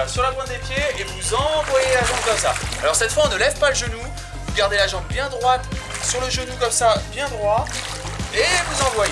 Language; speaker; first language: French; native; French